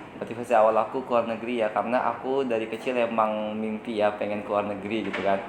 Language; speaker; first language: Indonesian; native; Indonesian